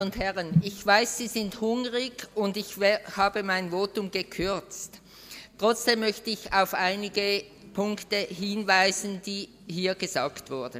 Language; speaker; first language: German; native; German